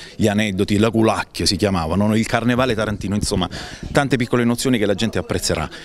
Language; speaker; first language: Italian; native; Italian